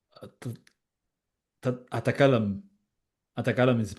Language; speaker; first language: Arabic; non-native, learner; Spanish